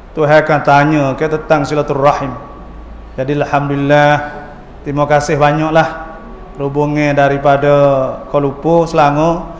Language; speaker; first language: Malay; native; Malay